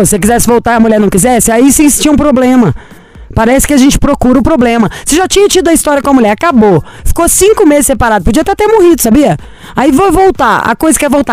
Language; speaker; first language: Portuguese; native; Portuguese